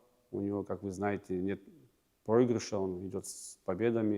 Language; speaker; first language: Russian; native; Russian